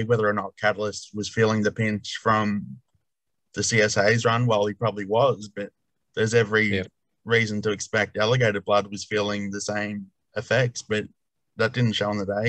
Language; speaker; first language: English; native; English